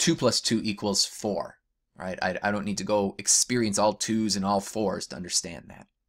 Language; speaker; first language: English; native; English